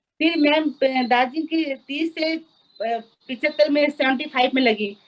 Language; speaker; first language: Hindi; non-native, local second language; Nepali